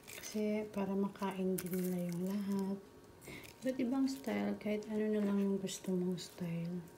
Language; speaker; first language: Filipino; native; Filipino